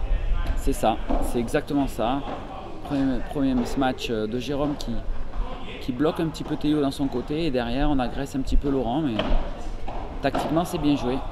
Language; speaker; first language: French; native; French